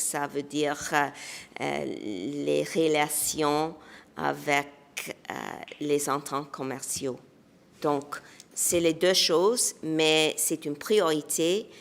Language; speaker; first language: French; non-native, local second language; English